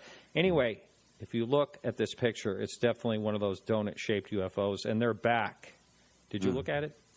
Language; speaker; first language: English; native; English